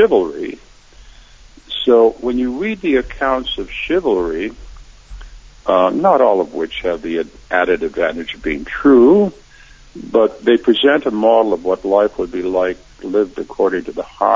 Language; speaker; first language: English; native; English